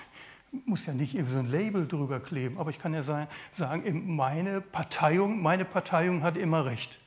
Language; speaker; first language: German; native; German